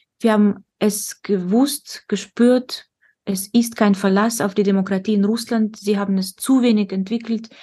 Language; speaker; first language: German; non-native, fluent; Russian